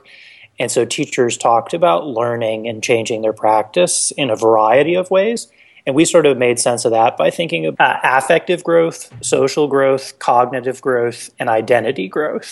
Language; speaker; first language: English; native; English